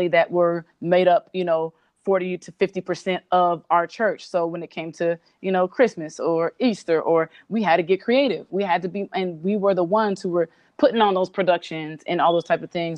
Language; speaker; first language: English; native; English